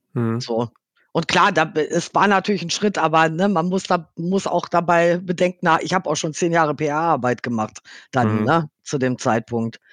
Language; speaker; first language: German; native; German